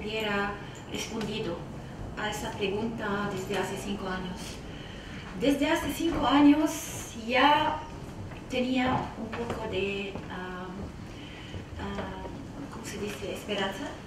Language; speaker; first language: Spanish; non-native, fluent; Arabic